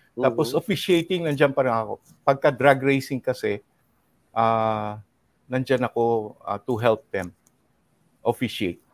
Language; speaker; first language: Filipino; native; Filipino